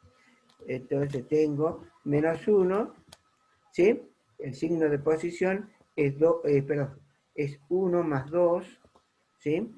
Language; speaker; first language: Spanish; native; Spanish